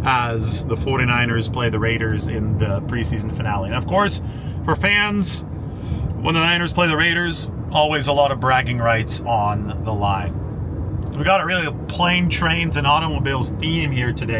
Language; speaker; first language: English; native; English